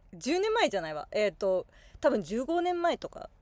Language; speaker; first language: Japanese; non-native, fluent; English